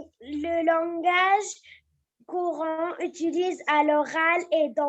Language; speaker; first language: French; non-native, learner; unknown